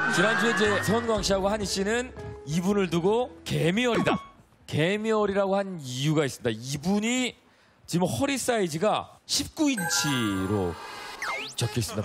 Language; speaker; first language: Korean; native; Korean